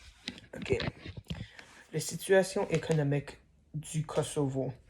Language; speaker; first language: French; non-native, learner; English